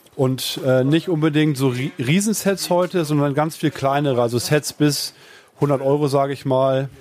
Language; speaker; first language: German; native; German